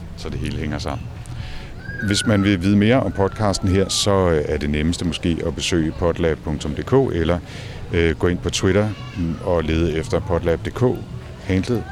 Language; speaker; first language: Danish; native; Danish